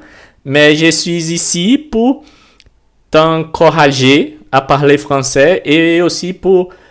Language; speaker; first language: French; non-native, learner; Portuguese